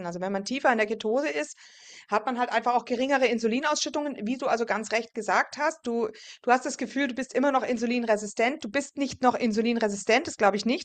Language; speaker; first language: German; native; German